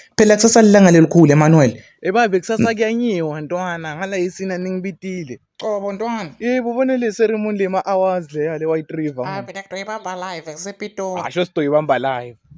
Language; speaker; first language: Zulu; non-native, local second language; Swati